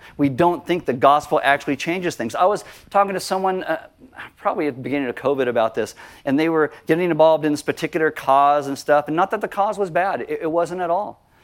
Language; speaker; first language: English; native; English